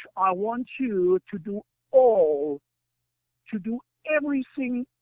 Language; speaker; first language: English; non-native, fluent; German